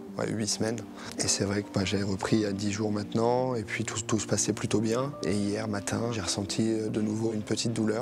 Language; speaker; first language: French; native; French